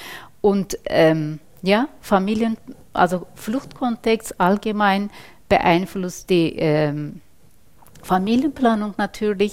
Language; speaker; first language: German; non-native, fluent; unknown